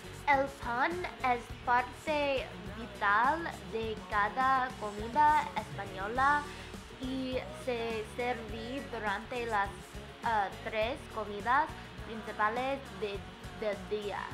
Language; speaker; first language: Spanish; non-native, learner; English